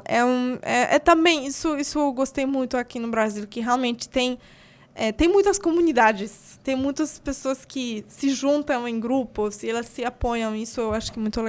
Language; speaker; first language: Portuguese; non-native, fluent; Polish